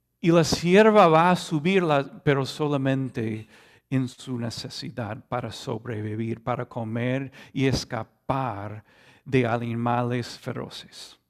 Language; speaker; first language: Spanish; non-native, fluent; English